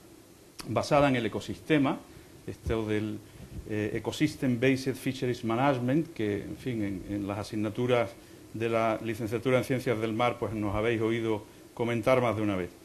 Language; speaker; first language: Spanish; native; Spanish